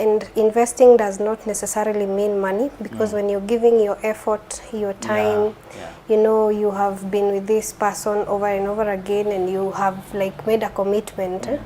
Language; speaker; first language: English; non-native, local second language; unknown